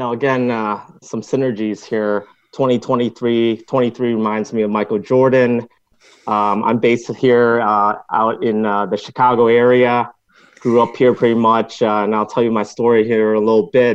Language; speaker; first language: English; non-native, local second language; Cantonese